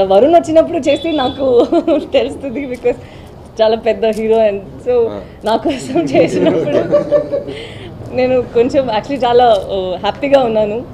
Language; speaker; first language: Telugu; non-native, learner; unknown